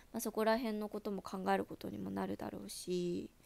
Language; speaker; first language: Japanese; native; Japanese